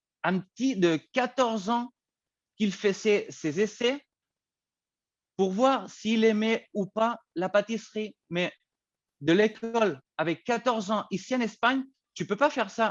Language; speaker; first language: French; non-native, fluent; Spanish